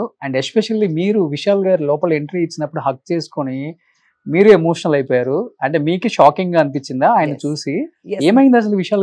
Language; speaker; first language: Telugu; native; Telugu